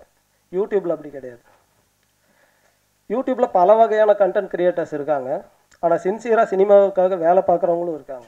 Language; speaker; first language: Tamil; native; Tamil